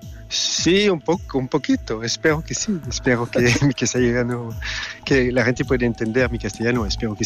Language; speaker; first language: Spanish; non-native, fluent; French